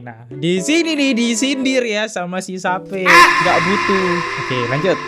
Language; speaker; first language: Indonesian; native; Indonesian